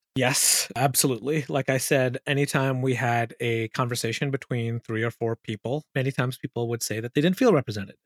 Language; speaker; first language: English; early bilingual, other home language; Urdu